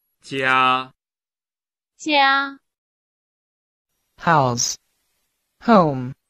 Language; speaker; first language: Chinese; non-native, learner; Urdu